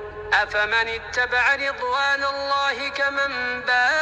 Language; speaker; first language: Arabic; native; Arabic